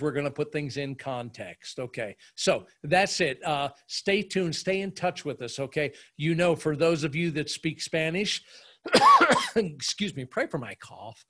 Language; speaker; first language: English; native; English